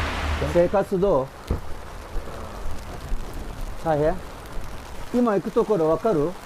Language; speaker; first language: Japanese; non-native, learner; Turkish